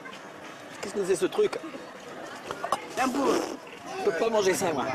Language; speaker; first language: French; native; French